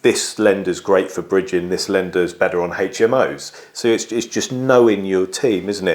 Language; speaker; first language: English; native; English